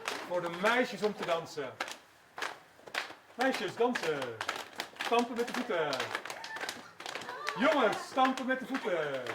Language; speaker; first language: Dutch; non-native, local second language; Papiamento